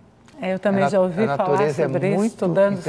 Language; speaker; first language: Portuguese; native; Portuguese